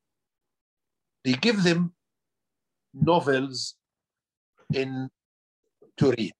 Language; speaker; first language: English; non-native, fluent; Arabic